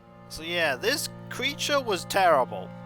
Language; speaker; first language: English; native; English